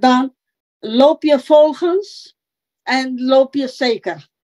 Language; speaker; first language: Dutch; non-native, local second language; Papiamento